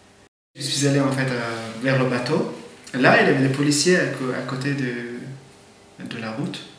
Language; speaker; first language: French; non-native, fluent; Persian